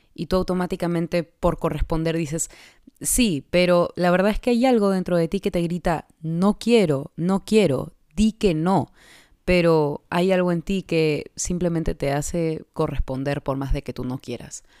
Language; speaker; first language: Spanish; native; Spanish